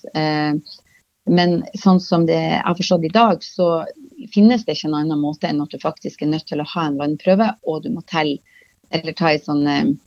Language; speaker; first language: Norwegian; native; Norwegian